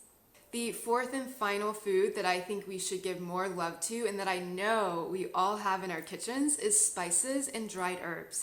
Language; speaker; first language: English; native; English